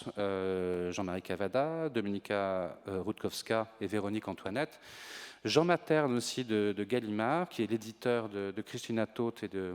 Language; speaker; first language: French; native; French